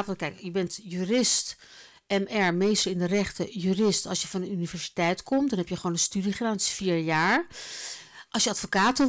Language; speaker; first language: Dutch; native; Dutch